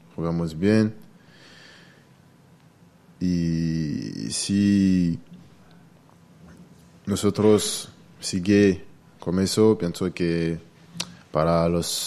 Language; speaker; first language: Spanish; non-native, learner; French